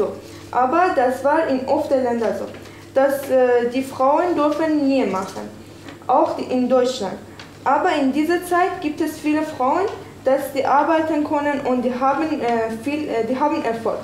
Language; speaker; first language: German; non-native, learner; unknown